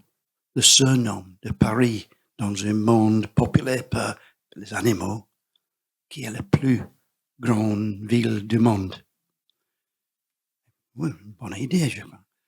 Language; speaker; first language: French; non-native, learner; English